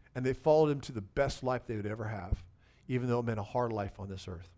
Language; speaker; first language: English; native; English